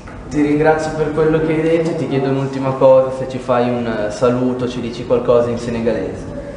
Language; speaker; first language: Italian; native; Italian